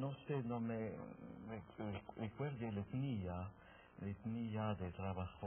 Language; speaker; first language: Spanish; non-native, fluent; French